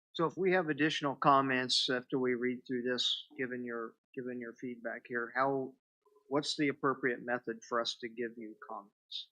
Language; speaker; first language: English; native; English